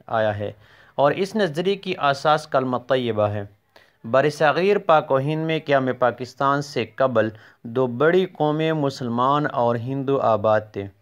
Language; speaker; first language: Urdu; non-native, local second language; Pashto